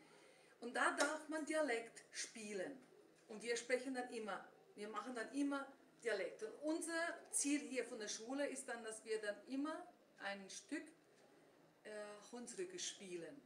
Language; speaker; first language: German; early bilingual, heritage; German